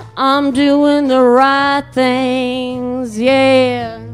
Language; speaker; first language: English; native; English